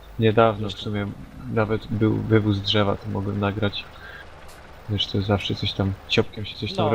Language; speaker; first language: Polish; native; Polish